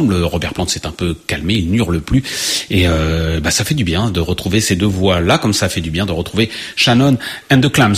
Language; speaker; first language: French; native; French